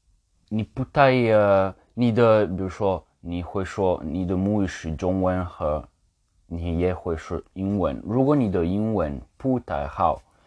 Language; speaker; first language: Chinese; non-native, learner; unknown